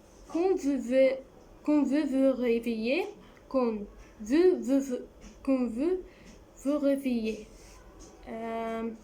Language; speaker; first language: French; non-native, learner; Arabic